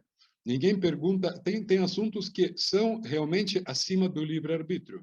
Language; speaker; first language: Portuguese; non-native, fluent; Hebrew